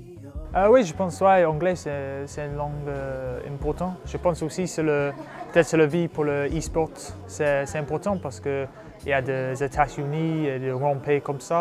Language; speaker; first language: French; non-native, learner; English